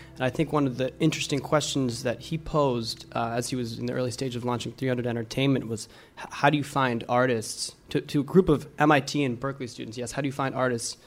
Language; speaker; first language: English; native; English